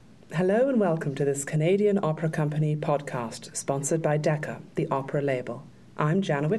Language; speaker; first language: English; native; English